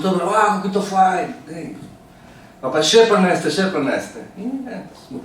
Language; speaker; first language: Slovenian; early bilingual, heritage; Slovenian